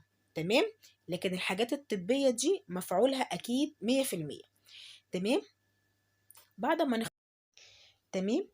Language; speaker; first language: Arabic; native; Arabic